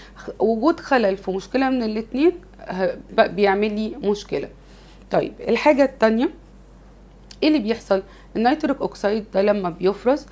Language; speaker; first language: Arabic; native; Arabic